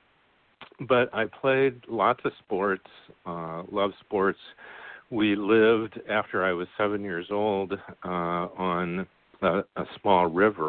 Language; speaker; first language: English; native; English